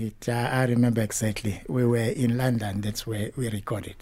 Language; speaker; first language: English; non-native, local second language; Zulu